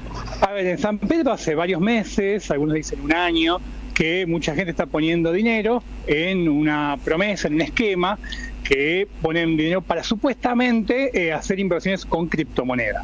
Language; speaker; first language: Spanish; native; Spanish